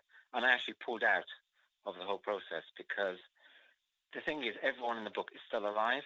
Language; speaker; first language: English; native; English